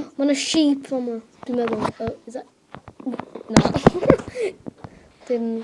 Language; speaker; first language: Welsh; non-native, local second language; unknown